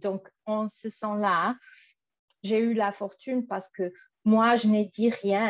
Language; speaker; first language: French; non-native, fluent; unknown